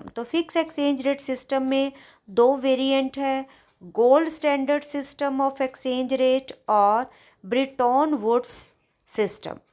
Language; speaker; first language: Hindi; non-native, local second language; Punjabi